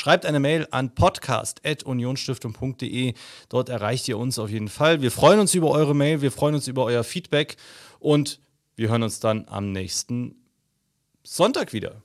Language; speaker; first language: German; native; German